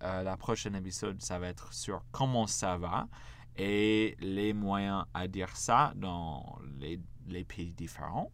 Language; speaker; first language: French; non-native, fluent; English